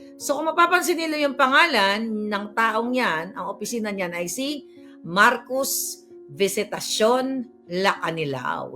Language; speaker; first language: Filipino; native; Filipino